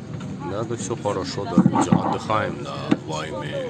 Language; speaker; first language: Russian; non-native, fluent; Azerbaijani